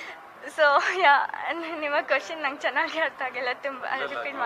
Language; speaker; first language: Kannada; non-native, fluent; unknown